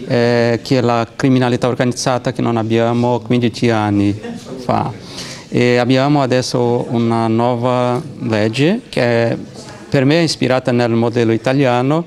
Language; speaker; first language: Italian; non-native, fluent; Portuguese